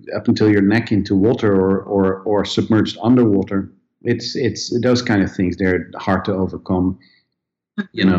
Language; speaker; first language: English; non-native, fluent; Dutch